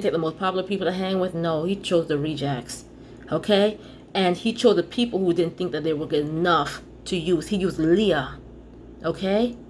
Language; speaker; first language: English; native; English